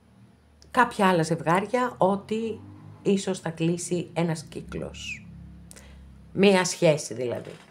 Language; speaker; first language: Greek; native; Greek